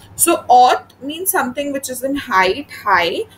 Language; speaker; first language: English; non-native, local second language; Hindi